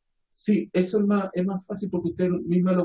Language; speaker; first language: Spanish; native; Spanish